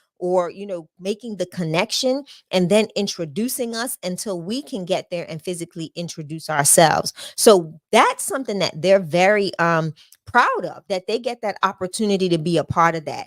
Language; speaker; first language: English; native; English